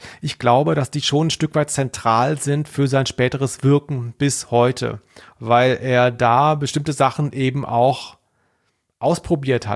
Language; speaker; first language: German; native; German